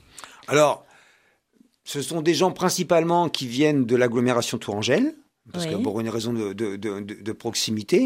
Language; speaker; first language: French; native; French